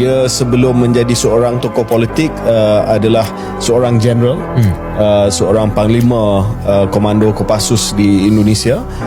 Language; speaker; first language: Malay; native; Malay